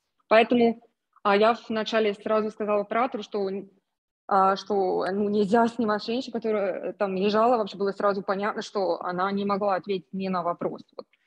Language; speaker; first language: Russian; non-native, fluent; German